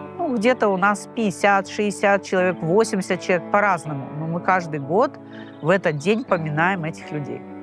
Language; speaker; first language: Russian; non-native, local second language; Gagauz